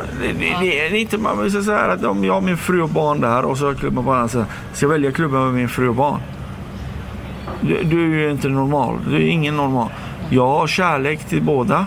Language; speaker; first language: Swedish; non-native, fluent; Persian